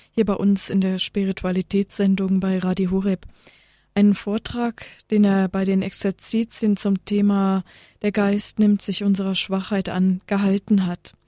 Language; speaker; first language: German; native; German